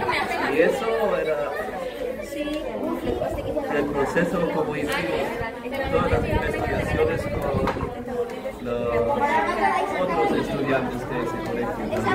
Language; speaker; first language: Spanish; non-native, fluent; German